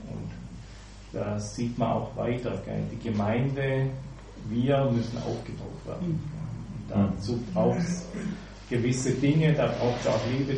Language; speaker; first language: German; native; German